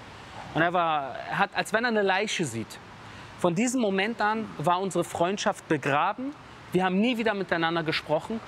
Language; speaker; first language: German; early bilingual, other home language; Persian